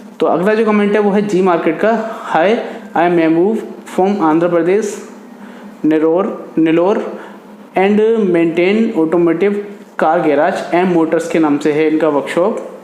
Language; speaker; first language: Hindi; native; Hindi